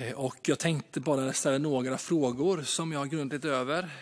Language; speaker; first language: Swedish; native; Swedish